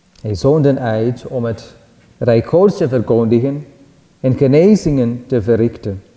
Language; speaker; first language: Dutch; non-native, fluent; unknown